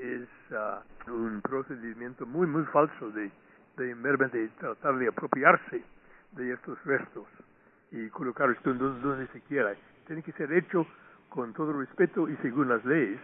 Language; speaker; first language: Spanish; non-native, fluent; English